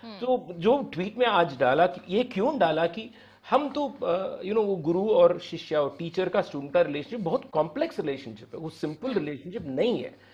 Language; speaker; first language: Hindi; non-native, local second language; Tamil